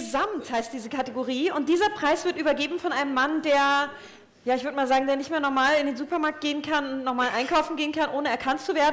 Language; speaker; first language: German; native; German